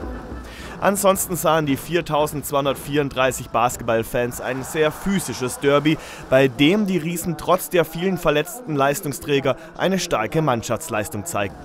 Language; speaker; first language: German; native; German